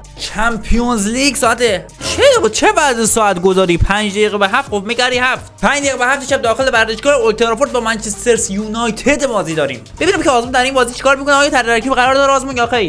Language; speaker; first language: Persian; native; Persian